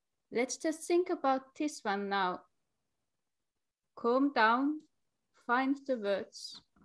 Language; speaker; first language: English; non-native, fluent; Finnish